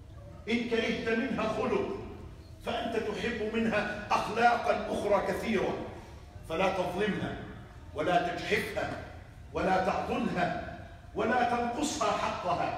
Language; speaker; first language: Arabic; native; Arabic